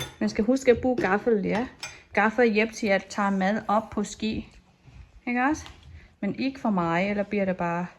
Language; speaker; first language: Danish; non-native, learner; Thai